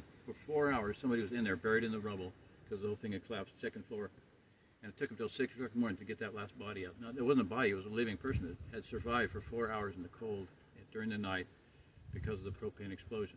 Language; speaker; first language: English; native; English